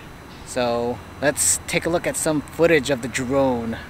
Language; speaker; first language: English; native; English